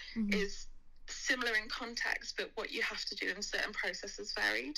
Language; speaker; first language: English; native; English